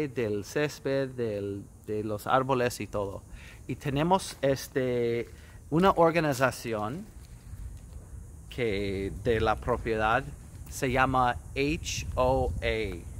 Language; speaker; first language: Spanish; non-native, fluent; English